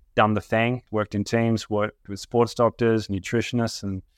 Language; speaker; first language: English; native; English